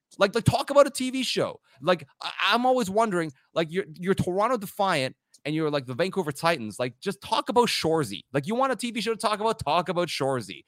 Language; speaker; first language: English; native; English